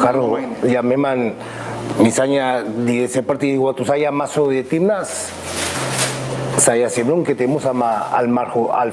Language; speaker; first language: Indonesian; non-native, local second language; Spanish